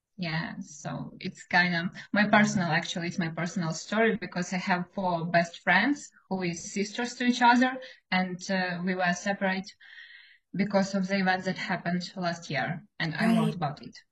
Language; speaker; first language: English; non-native, fluent; Ukrainian